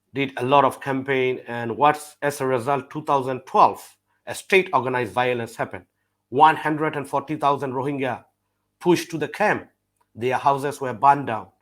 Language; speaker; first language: English; non-native, fluent; Burmese